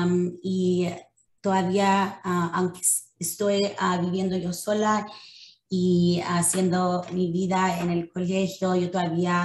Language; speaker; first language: Spanish; early bilingual, other home language; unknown